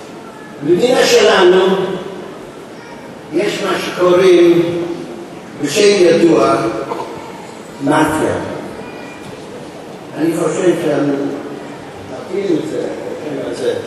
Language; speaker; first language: Hebrew; non-native, fluent; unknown